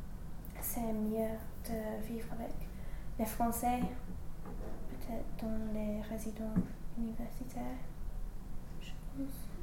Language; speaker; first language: French; non-native, learner; English